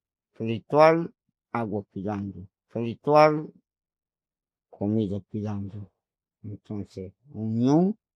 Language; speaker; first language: Spanish; non-native, local second language; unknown